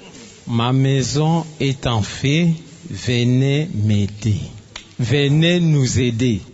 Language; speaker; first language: French; non-native, learner; Lingala